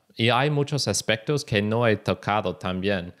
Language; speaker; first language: Spanish; non-native, learner; English